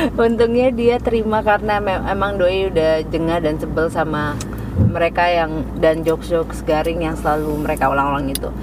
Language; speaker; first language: Indonesian; native; Indonesian